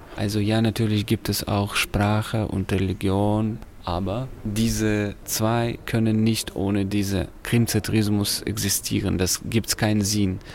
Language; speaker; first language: German; non-native, fluent; Crimean Tatar